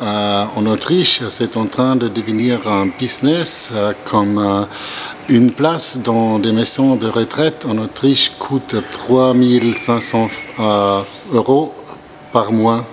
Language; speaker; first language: French; non-native, learner; German